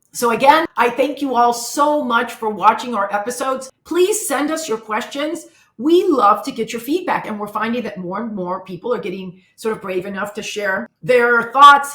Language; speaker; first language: English; native; English